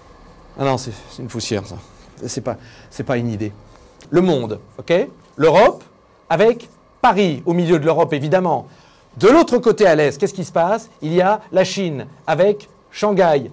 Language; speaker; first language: French; native; French